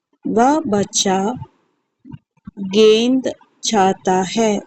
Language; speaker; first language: Hindi; non-native, local second language; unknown